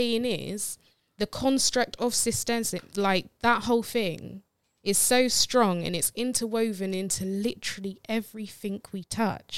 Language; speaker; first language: English; native; English